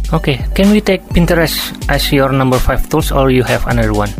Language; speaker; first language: English; non-native, fluent; Javanese